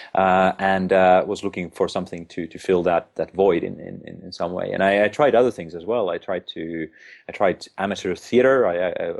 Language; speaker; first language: English; non-native, fluent; Finnish